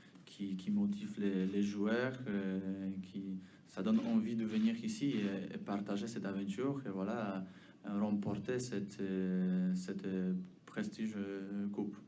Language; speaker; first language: French; non-native, fluent; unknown